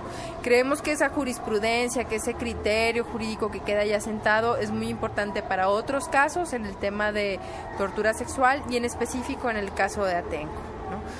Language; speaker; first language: Spanish; native; Spanish